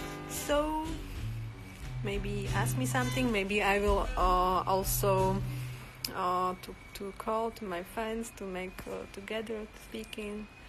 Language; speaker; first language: English; non-native, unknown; Slovak